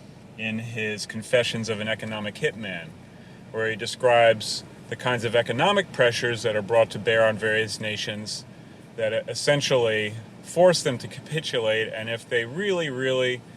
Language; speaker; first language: English; native; English